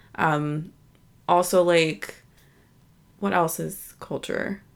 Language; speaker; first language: English; native; English